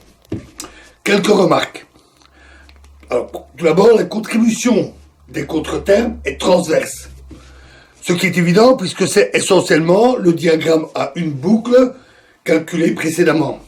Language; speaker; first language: French; native; French